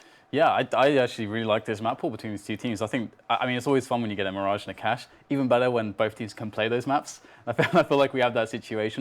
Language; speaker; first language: English; native; English